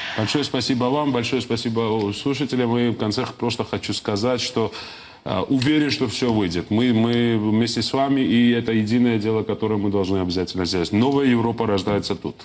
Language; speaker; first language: Russian; non-native, local second language; Georgian